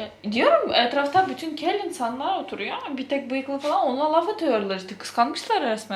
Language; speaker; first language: Turkish; non-native, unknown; Russian